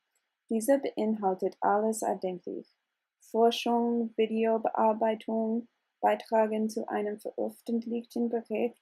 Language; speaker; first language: German; non-native, learner; English